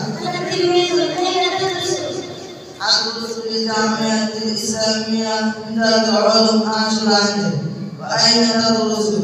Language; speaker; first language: Arabic; non-native, learner; Bangla